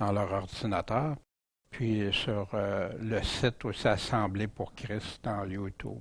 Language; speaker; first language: French; native; French